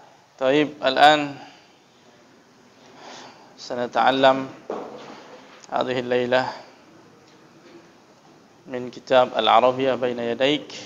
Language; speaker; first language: Arabic; non-native, fluent; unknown